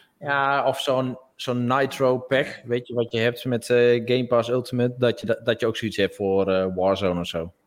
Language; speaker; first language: Dutch; native; Dutch